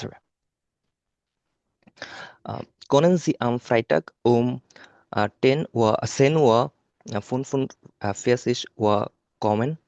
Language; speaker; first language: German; non-native, learner; Bangla